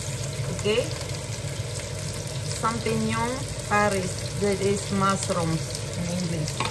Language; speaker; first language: English; non-native, learner; Filipino